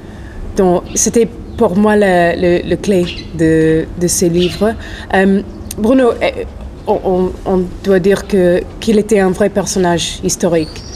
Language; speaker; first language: French; non-native, fluent; English